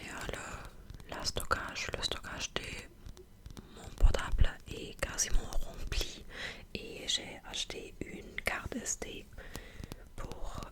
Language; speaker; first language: French; non-native, fluent; German